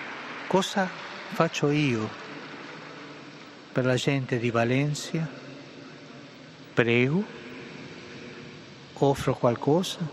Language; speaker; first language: Italian; non-native, fluent; Spanish